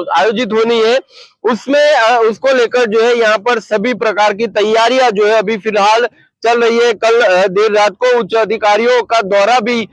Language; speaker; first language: Hindi; non-native, local second language; Gujarati